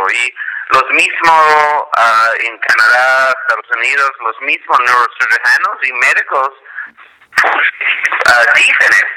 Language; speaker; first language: Spanish; non-native, fluent; English